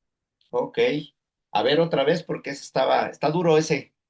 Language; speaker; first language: Spanish; native; Spanish